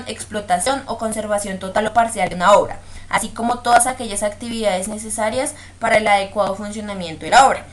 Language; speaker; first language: Spanish; native; Spanish